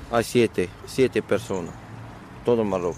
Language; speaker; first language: Spanish; non-native, learner; Arabic